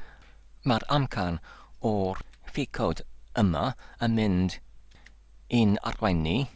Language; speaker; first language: Welsh; non-native, learner; English